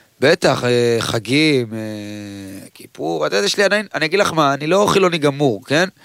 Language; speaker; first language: Hebrew; early bilingual, other home language; Amharic